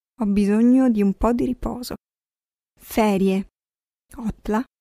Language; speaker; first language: Italian; non-native, fluent; Arabic